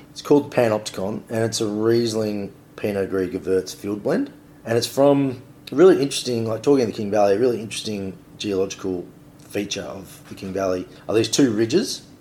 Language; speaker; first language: English; native; English